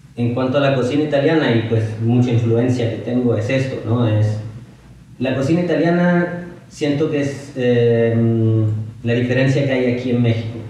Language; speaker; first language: Spanish; non-native, fluent; Italian